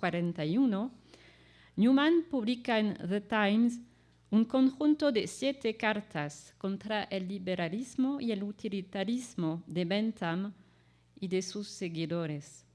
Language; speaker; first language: Spanish; non-native, fluent; French